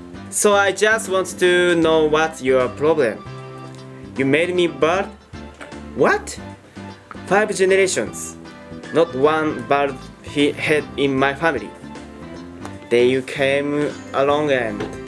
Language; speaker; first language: English; non-native, learner; Japanese